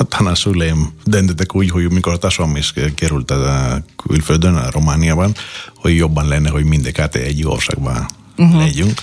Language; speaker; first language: Hungarian; non-native, fluent; Greek